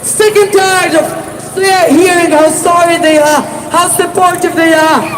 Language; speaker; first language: English; non-native, fluent; Ukrainian